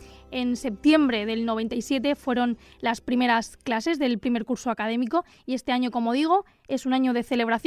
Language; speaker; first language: Spanish; native; Spanish